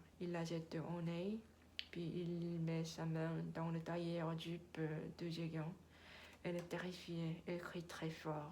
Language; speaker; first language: French; non-native, learner; Korean